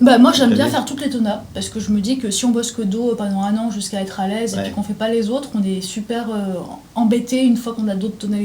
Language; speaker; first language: French; native; French